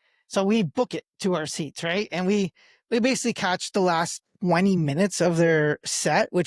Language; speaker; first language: English; native; English